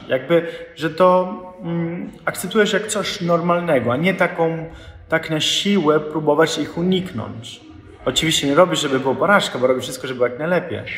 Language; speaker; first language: Polish; non-native, fluent; Italian